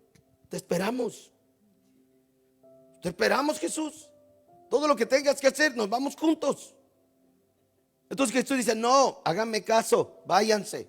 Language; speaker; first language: Spanish; native; Spanish